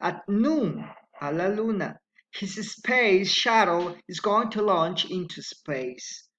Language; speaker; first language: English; non-native, fluent; Spanish